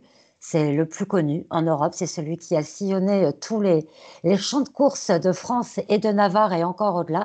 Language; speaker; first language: French; native; French